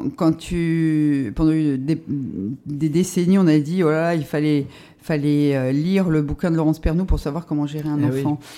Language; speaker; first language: French; native; French